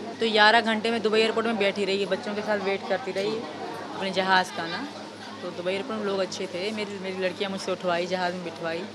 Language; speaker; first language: Urdu; non-native, local second language; Sindhi